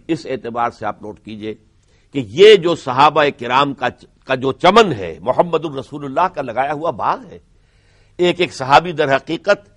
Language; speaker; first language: Urdu; native; Urdu